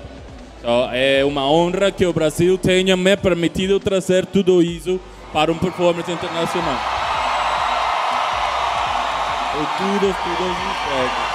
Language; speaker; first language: Portuguese; non-native, learner; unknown